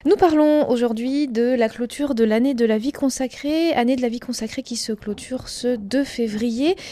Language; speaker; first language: French; native; French